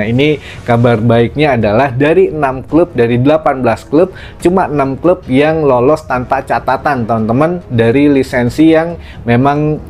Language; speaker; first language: Indonesian; native; Indonesian